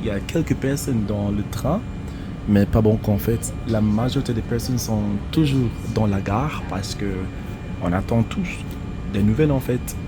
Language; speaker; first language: French; non-native, fluent; English